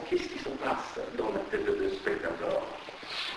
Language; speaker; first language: French; non-native, fluent; Persian